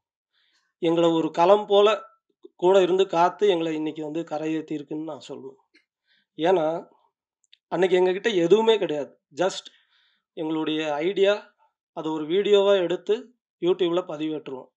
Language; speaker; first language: Tamil; native; Tamil